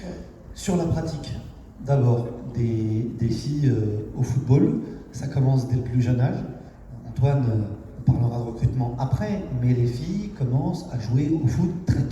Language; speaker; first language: French; native; French